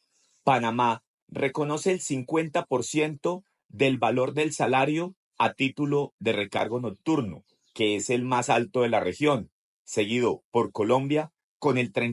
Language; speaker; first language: Spanish; native; Spanish